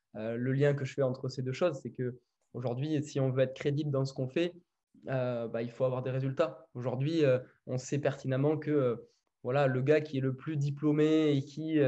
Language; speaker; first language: French; native; French